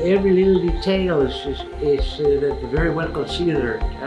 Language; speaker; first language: English; non-native, local second language; Spanish